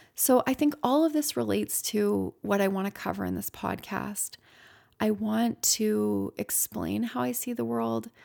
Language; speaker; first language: English; native; English